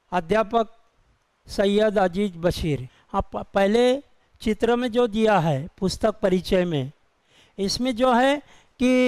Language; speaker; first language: Hindi; non-native, local second language; Urdu